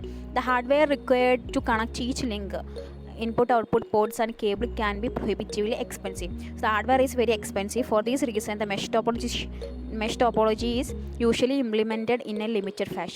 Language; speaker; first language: English; non-native, local second language; Malayalam